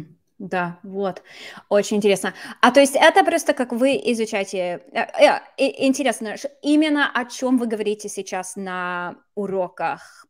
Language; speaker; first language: Russian; non-native, fluent; English